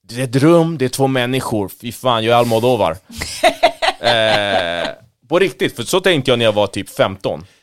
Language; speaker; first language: Swedish; early bilingual, other home language; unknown